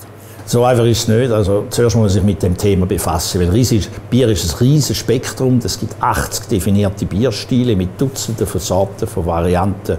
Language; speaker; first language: German; native; German